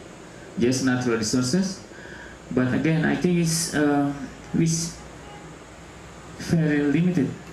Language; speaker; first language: English; non-native, local second language; Indonesian